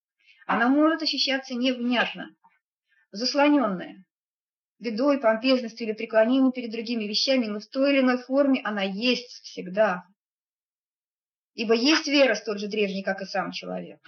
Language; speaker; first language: Russian; native; Russian